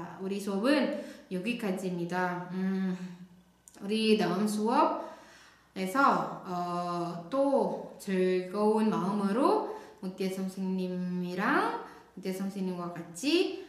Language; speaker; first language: Korean; non-native, learner; Indonesian